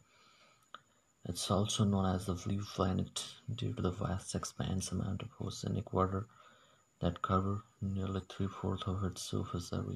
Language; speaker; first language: English; non-native, local second language; Odia